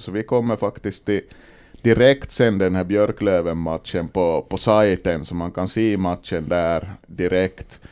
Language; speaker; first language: Swedish; native; Swedish